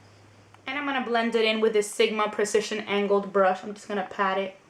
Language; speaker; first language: English; native; English